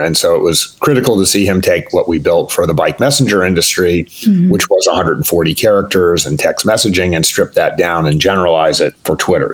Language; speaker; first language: English; native; English